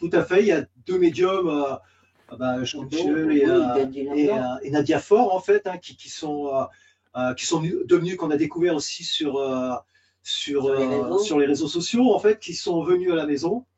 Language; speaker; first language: French; native; French